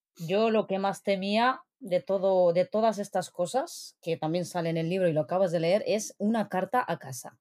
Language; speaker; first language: Spanish; early bilingual, other home language; Arabic